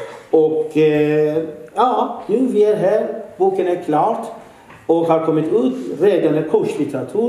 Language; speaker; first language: Swedish; non-native, fluent; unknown